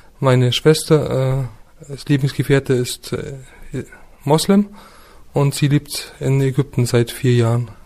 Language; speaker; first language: German; native; German